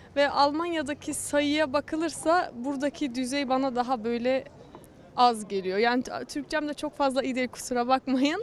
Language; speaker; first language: Turkish; early bilingual, heritage; Turkish